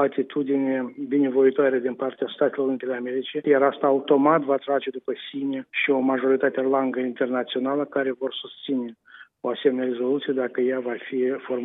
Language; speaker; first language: Romanian; native; Romanian